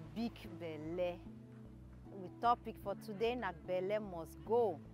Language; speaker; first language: Nigerian Pidgin; native; Nigerian Pidgin